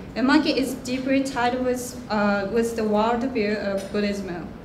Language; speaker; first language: English; non-native, fluent; Japanese